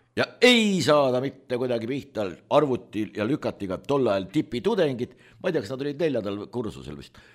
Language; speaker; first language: Estonian; native; Estonian